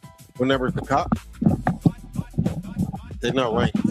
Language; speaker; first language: English; native; English